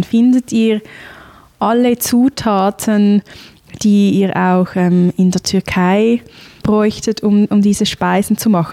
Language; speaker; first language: German; native; German